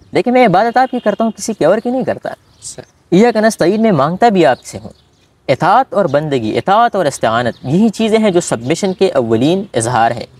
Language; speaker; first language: Urdu; non-native, local second language; Pashto